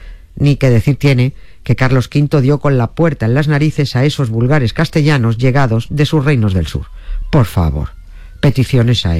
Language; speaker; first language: Spanish; native; Spanish